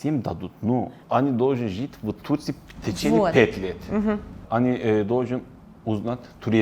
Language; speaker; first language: Russian; non-native, learner; Turkish